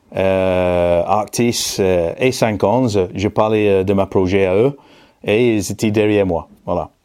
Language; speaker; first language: French; non-native, fluent; English